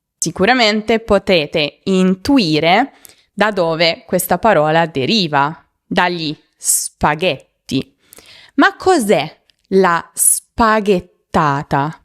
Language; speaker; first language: Italian; native; Italian